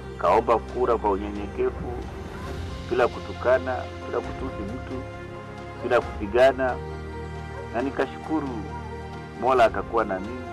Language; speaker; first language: Swahili; non-native, local second language; Luyia